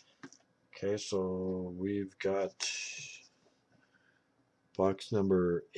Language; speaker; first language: English; native; English